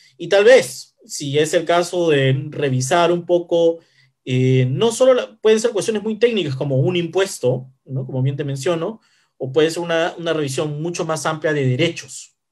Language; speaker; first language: Spanish; native; Spanish